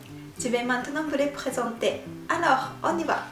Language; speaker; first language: French; non-native, fluent; Japanese